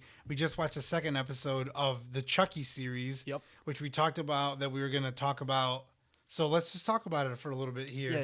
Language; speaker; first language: English; native; English